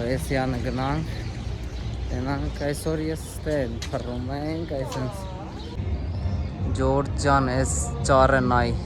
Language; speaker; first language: Armenian; non-native, learner; Hindi